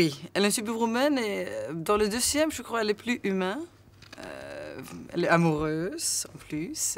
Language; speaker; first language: French; non-native, learner; Swedish